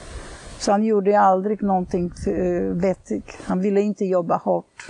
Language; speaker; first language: Swedish; non-native, fluent; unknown